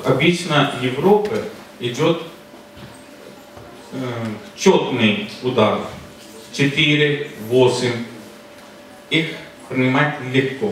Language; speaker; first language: Russian; non-native, fluent; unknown